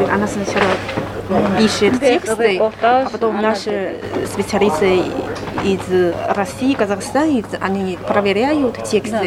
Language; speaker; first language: Russian; non-native, fluent; Chinese